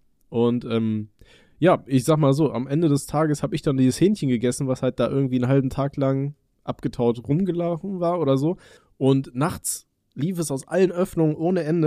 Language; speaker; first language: German; native; German